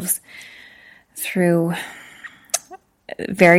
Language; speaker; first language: English; native; English